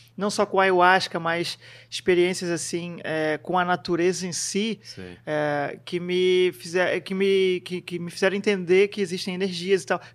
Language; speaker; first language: Portuguese; native; Portuguese